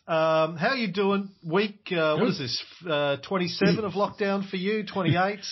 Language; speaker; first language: English; native; English